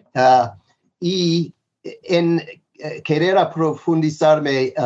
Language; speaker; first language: Spanish; non-native, fluent; English